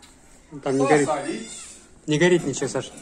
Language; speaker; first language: Russian; native; Russian